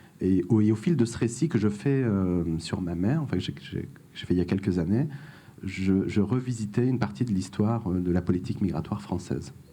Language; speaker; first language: French; early bilingual, other home language; Arabic